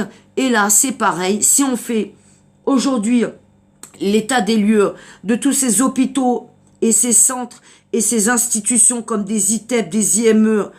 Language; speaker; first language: French; native; French